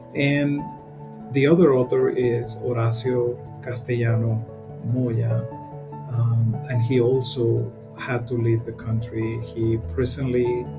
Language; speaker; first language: English; non-native, fluent; Spanish